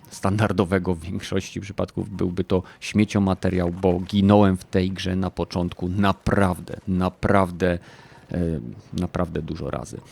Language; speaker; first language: Polish; native; Polish